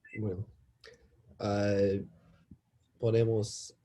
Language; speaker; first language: Spanish; non-native, learner; English